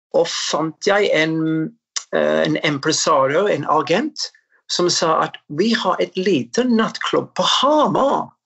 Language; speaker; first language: Norwegian; non-native, fluent; English